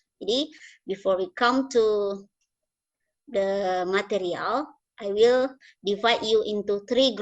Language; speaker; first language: English; non-native, learner; Indonesian